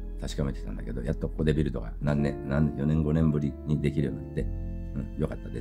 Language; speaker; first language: Japanese; native; Japanese